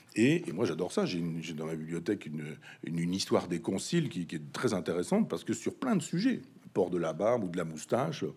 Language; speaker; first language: French; native; French